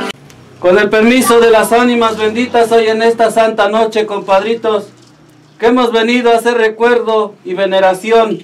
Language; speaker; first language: Spanish; native; Spanish